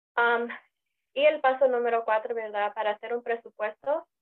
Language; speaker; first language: Spanish; early bilingual, heritage; Spanish